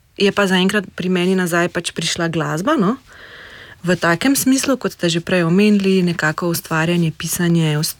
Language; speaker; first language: Slovenian; native; Slovenian